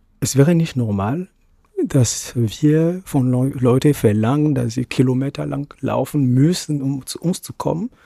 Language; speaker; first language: German; non-native, fluent; Ewe